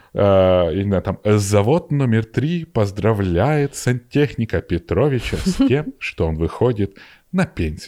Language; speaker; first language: Russian; non-native, local second language; Ukrainian